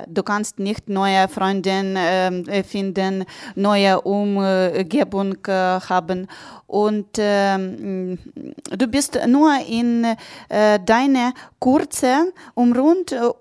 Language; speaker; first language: German; non-native, learner; Ukrainian